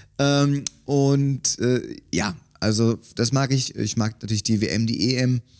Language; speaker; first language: German; native; German